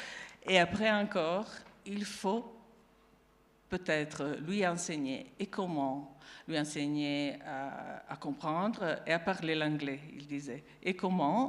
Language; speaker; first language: French; non-native, fluent; Italian